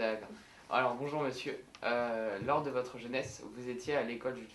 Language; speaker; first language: French; native; French